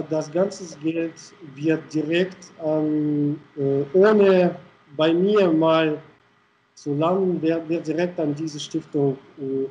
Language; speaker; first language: German; non-native, fluent; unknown